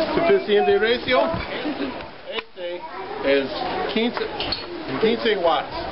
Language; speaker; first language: Spanish; non-native, learner; English